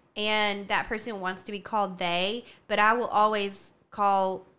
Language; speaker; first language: English; early bilingual, other home language; Spanish